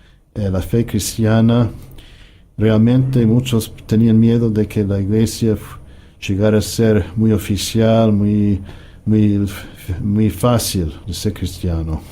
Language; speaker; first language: Spanish; non-native, fluent; English